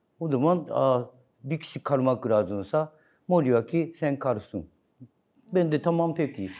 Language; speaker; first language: Turkish; non-native, learner; Japanese